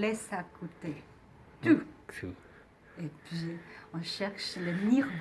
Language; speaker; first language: French; non-native, fluent; Chinese